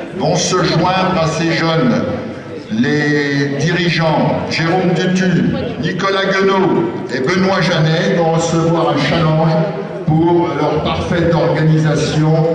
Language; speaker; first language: French; native; French